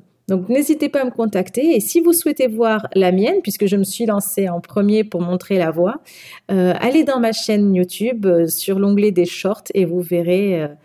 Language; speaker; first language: French; native; French